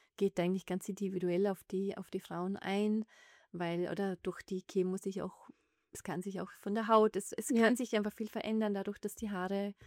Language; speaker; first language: German; native; German